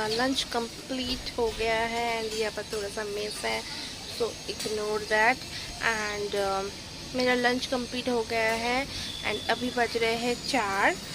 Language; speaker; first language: Hindi; non-native, local second language; Bangla